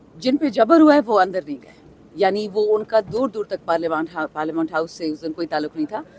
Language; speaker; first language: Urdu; non-native, local second language; Pashto